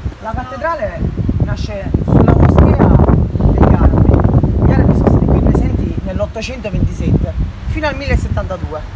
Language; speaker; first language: Italian; native; Italian